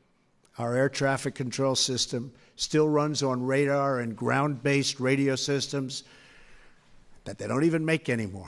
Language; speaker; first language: English; native; English